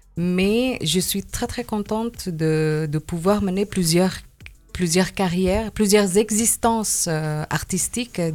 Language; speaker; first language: French; non-native, fluent; Indonesian